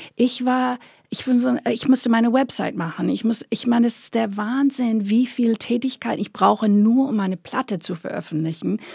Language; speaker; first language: German; non-native, fluent; English